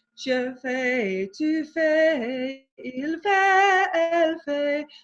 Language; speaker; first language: French; non-native, learner; English